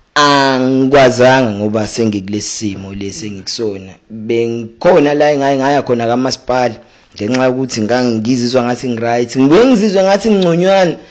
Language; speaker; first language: Zulu; native; Zulu